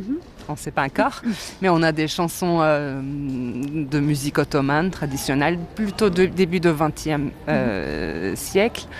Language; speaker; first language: French; non-native, fluent; Turkish